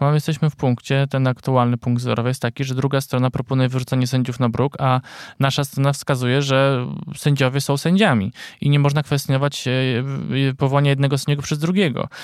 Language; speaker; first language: Polish; native; Polish